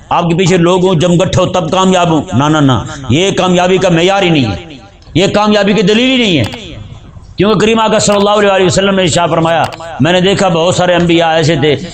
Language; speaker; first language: Urdu; native; Urdu